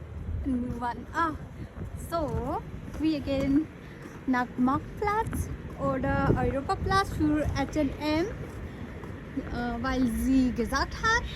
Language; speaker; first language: German; non-native, learner; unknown